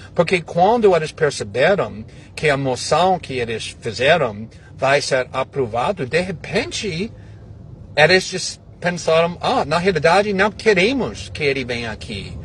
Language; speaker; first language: Portuguese; non-native, fluent; English